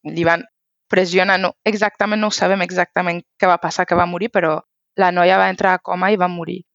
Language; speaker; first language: Catalan; non-native, fluent; Persian